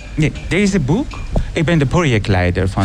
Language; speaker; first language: Dutch; non-native, learner; Persian